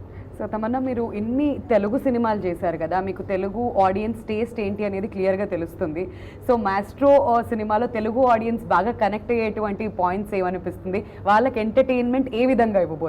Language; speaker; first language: Telugu; native; Telugu